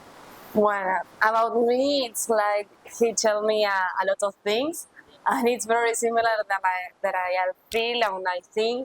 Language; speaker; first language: English; non-native, learner; Spanish